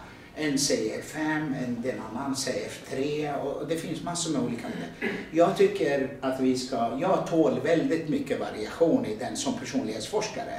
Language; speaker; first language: Swedish; non-native, fluent; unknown